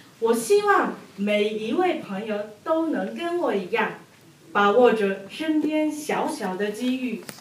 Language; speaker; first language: Chinese; non-native, learner; Japanese